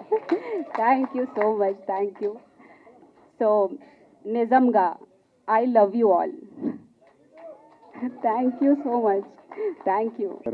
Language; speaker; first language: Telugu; non-native, learner; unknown